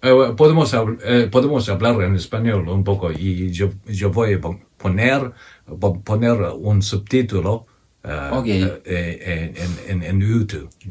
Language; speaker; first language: Spanish; non-native, fluent; Japanese